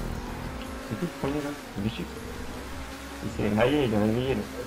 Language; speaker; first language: French; native; French